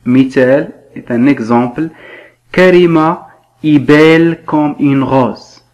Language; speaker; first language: French; non-native, local second language; Arabic